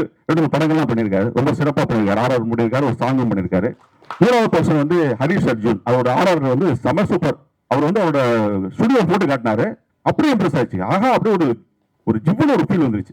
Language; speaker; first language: Tamil; native; Tamil